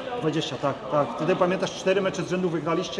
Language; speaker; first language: Polish; native; Polish